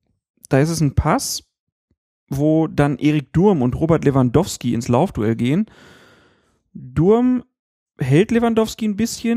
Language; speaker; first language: German; native; German